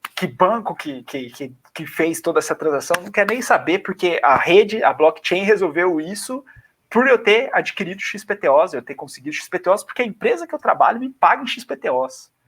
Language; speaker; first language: Portuguese; native; Portuguese